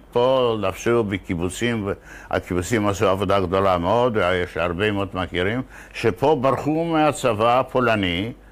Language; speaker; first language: Hebrew; non-native, fluent; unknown